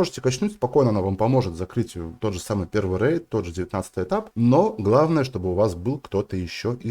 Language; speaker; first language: Russian; native; Russian